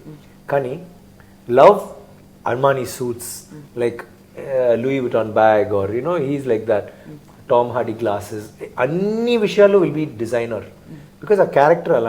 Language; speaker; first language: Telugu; non-native, learner; Tamil